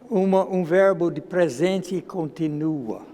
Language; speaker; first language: Portuguese; non-native, fluent; English